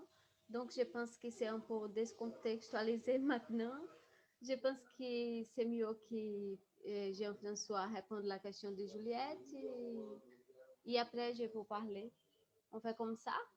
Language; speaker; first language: French; non-native, fluent; Portuguese